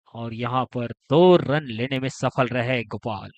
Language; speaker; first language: Hindi; non-native, local second language; Marathi